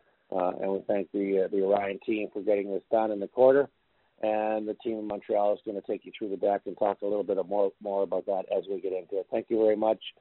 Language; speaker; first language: English; native; English